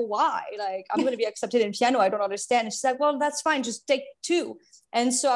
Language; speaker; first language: English; non-native, fluent; French